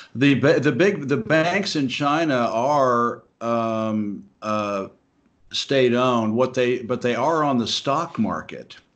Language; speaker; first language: English; native; English